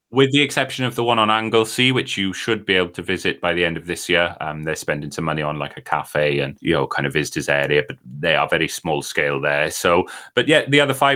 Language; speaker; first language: English; native; English